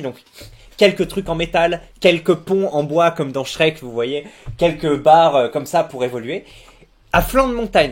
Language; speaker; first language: French; native; French